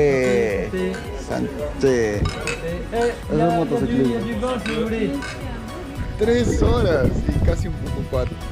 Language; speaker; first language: Spanish; native; Spanish